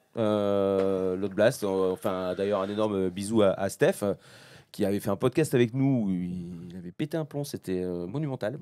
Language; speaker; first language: French; native; French